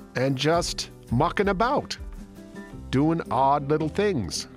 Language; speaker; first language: English; native; English